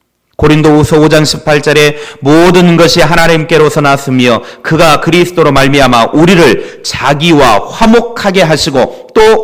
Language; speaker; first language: Korean; native; Korean